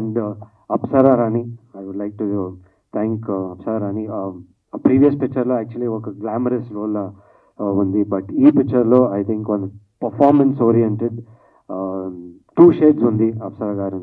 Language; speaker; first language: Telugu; non-native, learner; Kannada